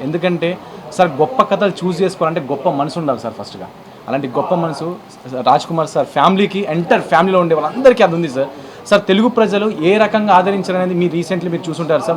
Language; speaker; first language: Telugu; native; Telugu